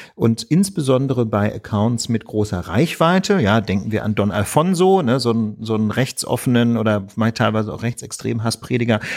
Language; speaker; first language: German; native; German